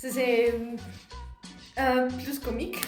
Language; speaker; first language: French; non-native, learner; Spanish